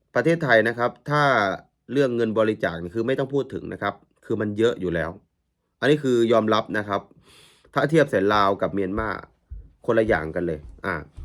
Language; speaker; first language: Thai; native; Thai